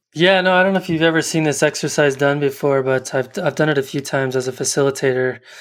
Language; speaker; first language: English; native; English